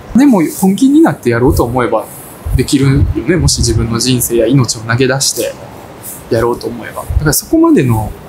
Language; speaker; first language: Japanese; early bilingual, other home language; Russian